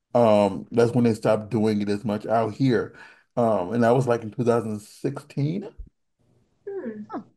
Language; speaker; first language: English; native; English